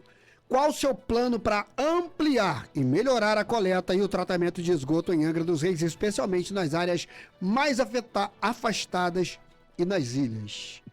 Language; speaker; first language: Portuguese; native; Portuguese